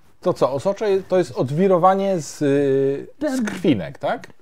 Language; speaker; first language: Polish; native; Polish